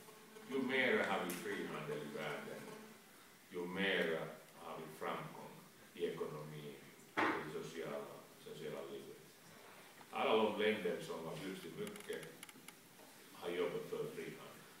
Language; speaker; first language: Swedish; non-native, local second language; Finnish